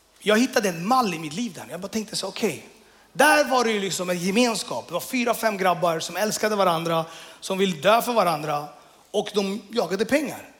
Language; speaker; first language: Swedish; early bilingual, other home language; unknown